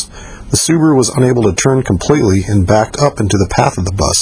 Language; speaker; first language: English; native; English